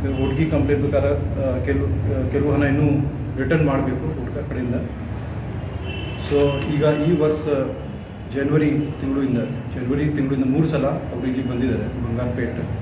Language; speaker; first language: Kannada; non-native, fluent; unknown